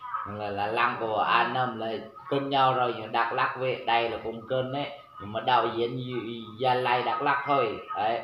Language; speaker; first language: Vietnamese; non-native, local second language; Jarai